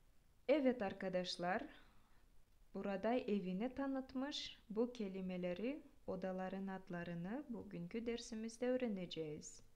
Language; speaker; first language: Turkish; non-native, fluent; Kyrgyz